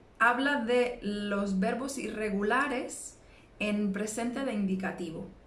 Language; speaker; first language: Spanish; native; Spanish